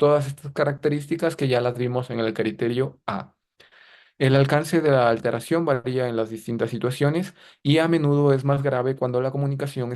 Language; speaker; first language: Spanish; native; Spanish